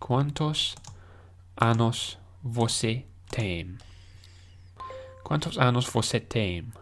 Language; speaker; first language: Portuguese; non-native, learner; English